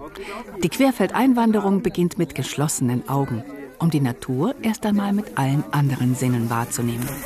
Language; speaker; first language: German; native; German